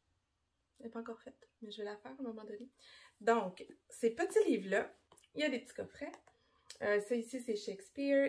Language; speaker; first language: French; native; French